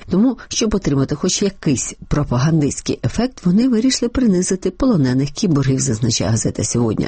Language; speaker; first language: Ukrainian; native; Ukrainian